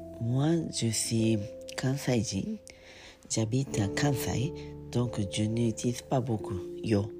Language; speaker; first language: French; non-native, learner; Japanese